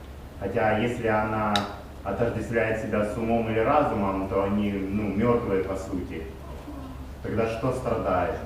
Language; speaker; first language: Russian; native; Russian